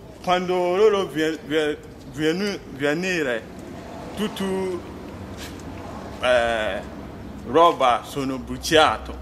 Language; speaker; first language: Italian; non-native, learner; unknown